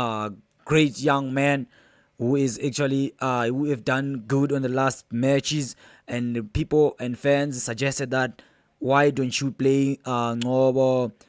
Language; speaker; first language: English; non-native, local second language; Zulu